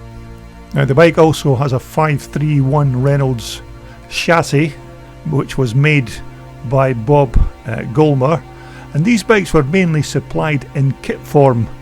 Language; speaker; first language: English; native; English